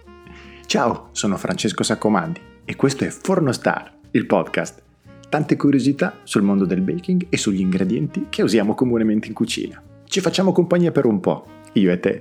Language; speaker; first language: Italian; native; Italian